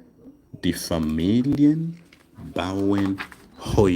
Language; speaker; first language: German; non-native, fluent; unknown